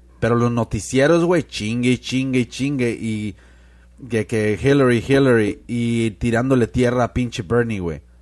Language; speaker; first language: Spanish; early bilingual, heritage; Spanish